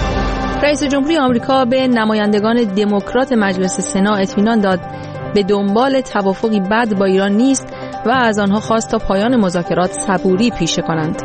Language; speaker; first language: Persian; native; Persian